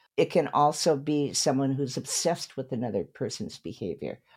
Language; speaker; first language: English; native; English